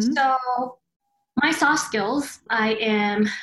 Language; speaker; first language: English; early bilingual, other home language; Chinese